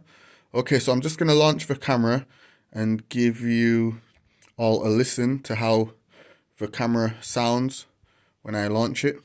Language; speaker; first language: English; native; English